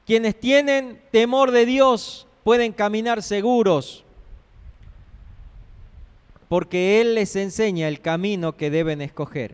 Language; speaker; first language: Spanish; native; Spanish